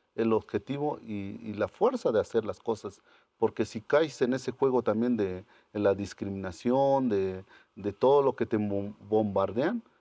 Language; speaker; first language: Spanish; non-native, local second language; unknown